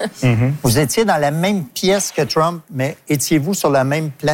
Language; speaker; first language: French; native; French